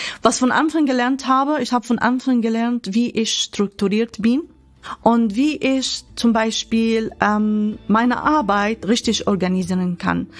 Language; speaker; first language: German; non-native, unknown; Arabic